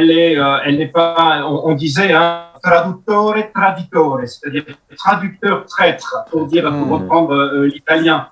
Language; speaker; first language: French; native; French